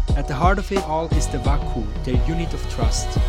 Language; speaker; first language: English; non-native, fluent; German